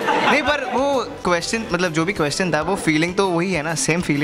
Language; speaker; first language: Hindi; native; Hindi